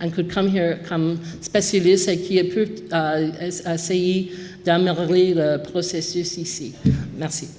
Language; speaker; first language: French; non-native, local second language; English